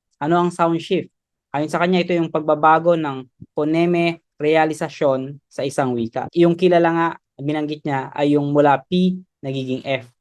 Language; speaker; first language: Filipino; native; Filipino